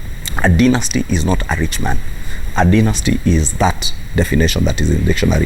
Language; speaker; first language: English; non-native, local second language; Kikuyu